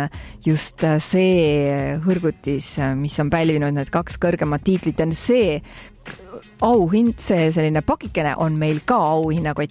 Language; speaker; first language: Estonian; native; Estonian